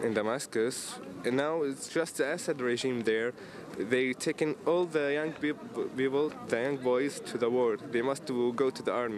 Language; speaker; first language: English; non-native, fluent; Arabic